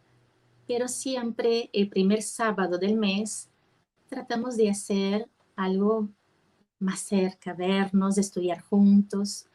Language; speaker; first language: Spanish; non-native, fluent; Portuguese